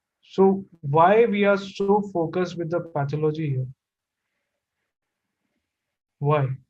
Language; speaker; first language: English; non-native, local second language; Hindi